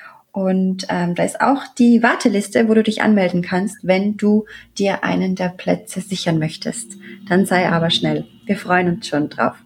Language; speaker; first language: German; native; German